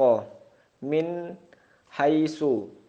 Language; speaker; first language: Arabic; non-native, learner; Indonesian